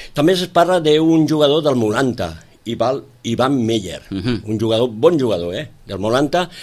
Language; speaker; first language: Catalan; native; Catalan